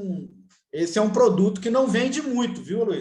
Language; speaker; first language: Portuguese; native; Portuguese